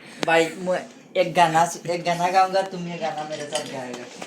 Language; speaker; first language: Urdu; non-native, learner; Bangla